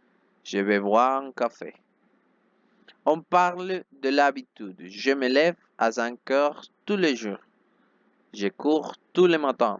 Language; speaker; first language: French; non-native, fluent; Spanish